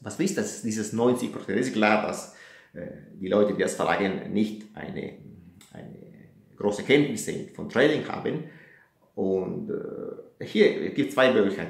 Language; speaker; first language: German; non-native, fluent; Italian